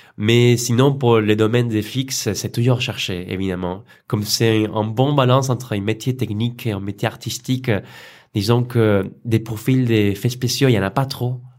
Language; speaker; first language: French; non-native, fluent; Spanish